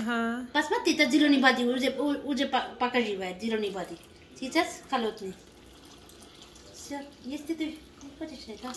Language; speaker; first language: Russian; non-native, learner; Bangla